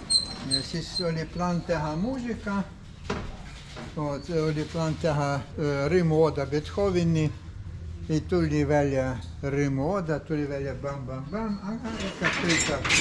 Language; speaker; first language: Estonian; non-native, learner; Ukrainian